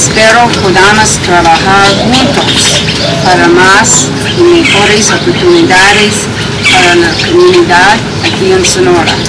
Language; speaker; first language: Spanish; non-native, fluent; English